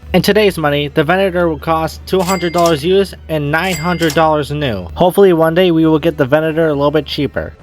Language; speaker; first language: English; native; English